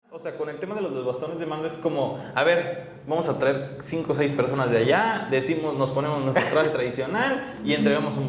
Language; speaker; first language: Spanish; native; Spanish